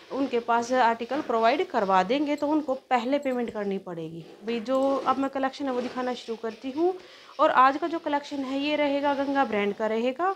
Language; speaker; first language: Hindi; native; Hindi